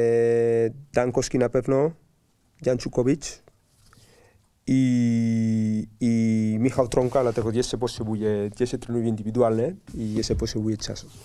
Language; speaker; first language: Polish; non-native, learner; Spanish